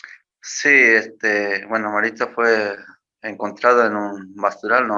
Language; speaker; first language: Spanish; native; Spanish